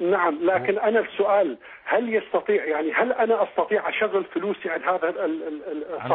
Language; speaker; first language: Arabic; native; Arabic